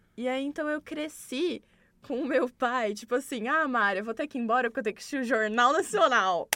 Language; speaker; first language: Portuguese; native; Portuguese